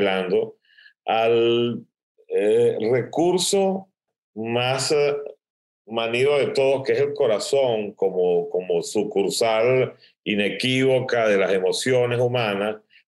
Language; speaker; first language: Spanish; native; Spanish